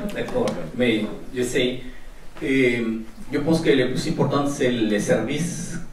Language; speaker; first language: French; non-native, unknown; Spanish